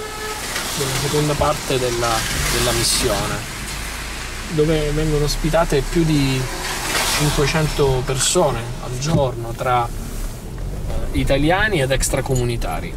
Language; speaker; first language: Italian; native; Italian